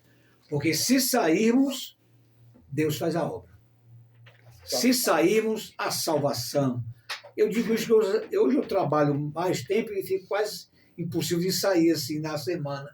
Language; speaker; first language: Portuguese; native; Portuguese